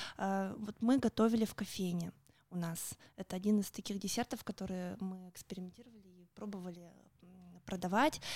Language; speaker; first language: Russian; native; Russian